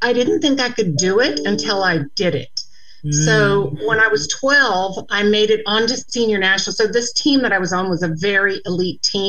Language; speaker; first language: English; native; English